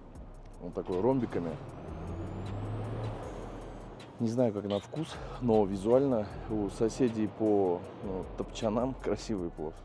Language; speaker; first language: Russian; native; Russian